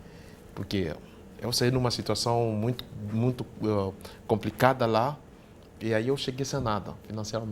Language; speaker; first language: Portuguese; non-native, fluent; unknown